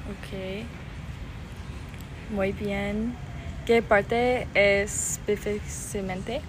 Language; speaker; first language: Spanish; non-native, learner; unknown